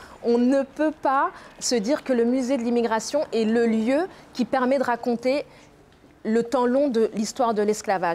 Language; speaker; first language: French; native; French